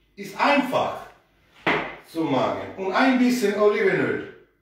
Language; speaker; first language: German; non-native, learner; Italian